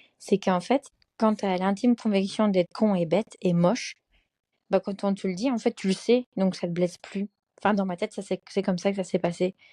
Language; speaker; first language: French; native; French